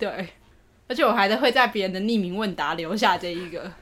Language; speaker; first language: Chinese; native; Chinese